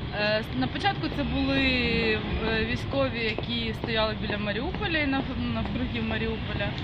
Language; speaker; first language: Ukrainian; early bilingual, other home language; Georgian